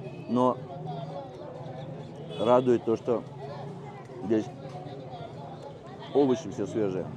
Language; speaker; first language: Russian; native; Russian